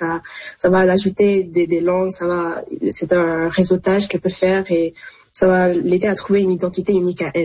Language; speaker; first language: French; early bilingual, other home language; Arabic